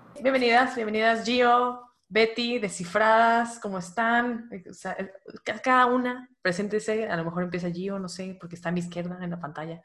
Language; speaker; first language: Spanish; native; Spanish